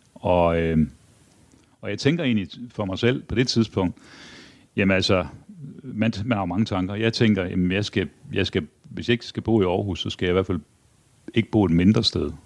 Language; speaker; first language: Danish; native; Danish